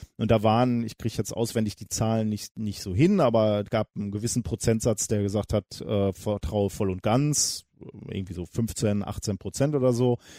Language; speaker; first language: German; native; German